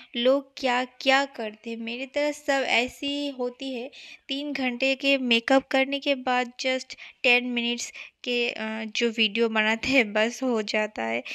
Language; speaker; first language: Hindi; non-native, local second language; Bangla